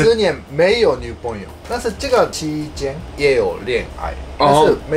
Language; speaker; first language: Chinese; non-native, fluent; Japanese